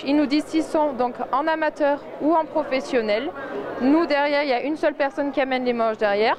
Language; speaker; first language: French; native; French